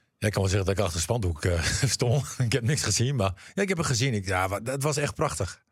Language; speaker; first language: Dutch; native; Dutch